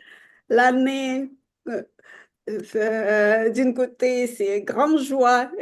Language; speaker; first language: French; non-native, fluent; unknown